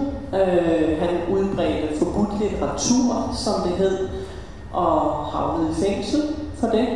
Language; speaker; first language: Danish; early bilingual, other home language; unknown